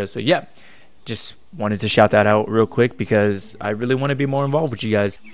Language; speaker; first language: English; native; English